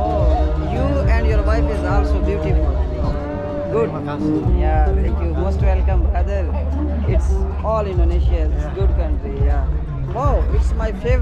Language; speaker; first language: English; non-native, learner; Urdu